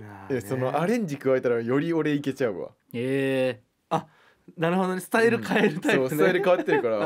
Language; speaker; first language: Japanese; native; Japanese